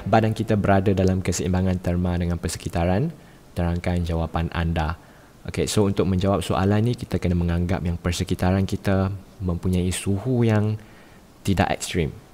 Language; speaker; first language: Malay; native; Malay